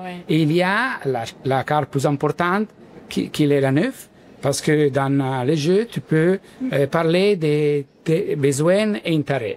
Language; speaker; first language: French; non-native, learner; Italian